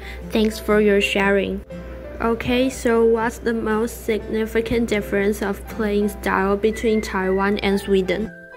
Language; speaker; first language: English; non-native, fluent; Chinese